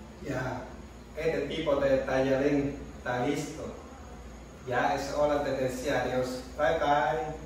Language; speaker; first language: Spanish; non-native, learner; Chinese